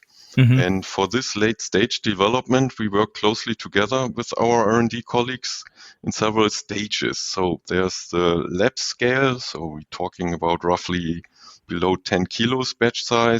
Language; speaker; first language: English; non-native, fluent; German